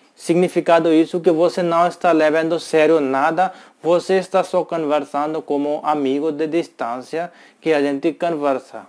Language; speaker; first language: Portuguese; non-native, learner; Hindi